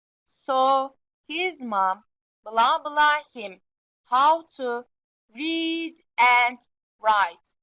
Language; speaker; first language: English; non-native, fluent; Turkish